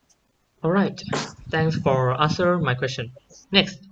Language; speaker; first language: English; non-native, learner; Thai